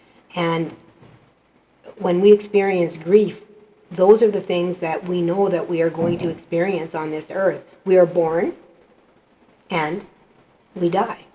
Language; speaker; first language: English; native; English